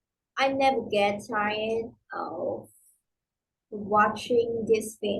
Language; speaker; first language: English; non-native, learner; Vietnamese